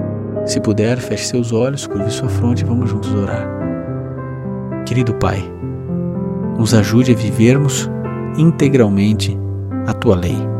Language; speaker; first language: Portuguese; native; Portuguese